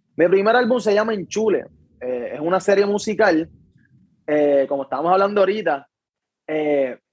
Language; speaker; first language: Spanish; native; Spanish